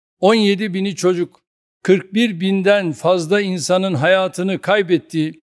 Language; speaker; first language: Turkish; native; Turkish